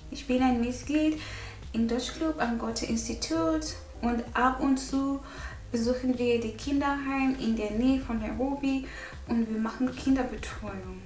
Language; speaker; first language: German; non-native, learner; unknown